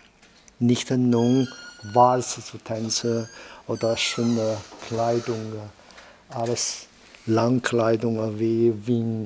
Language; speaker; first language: German; non-native, learner; Chinese